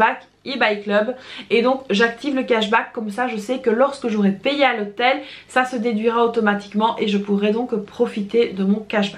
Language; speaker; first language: French; native; French